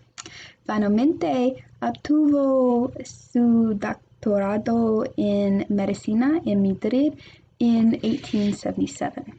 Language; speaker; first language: Spanish; non-native, learner; English